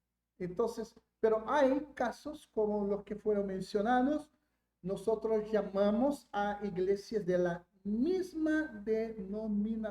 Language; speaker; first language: Spanish; non-native, fluent; Portuguese